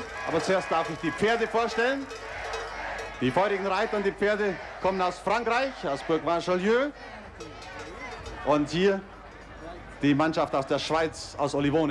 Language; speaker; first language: German; native; German